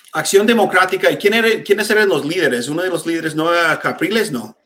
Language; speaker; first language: Spanish; non-native, fluent; English